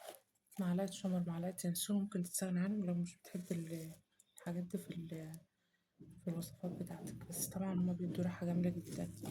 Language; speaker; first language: Arabic; native; Arabic